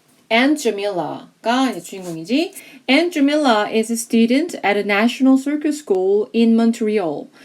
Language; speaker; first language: English; non-native, fluent; Korean